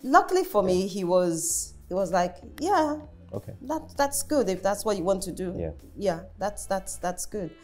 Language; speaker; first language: English; non-native, local second language; Yoruba